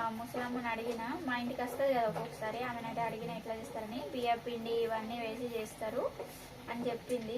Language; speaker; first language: Telugu; native; Telugu